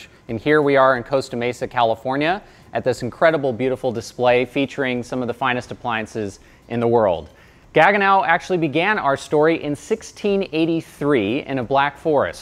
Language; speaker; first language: English; native; English